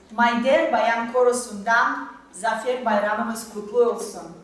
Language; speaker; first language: Turkish; non-native, fluent; Russian